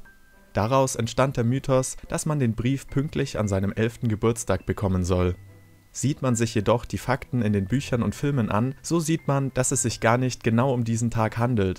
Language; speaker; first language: German; native; German